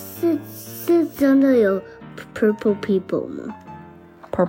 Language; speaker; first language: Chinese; early bilingual, heritage; Chinese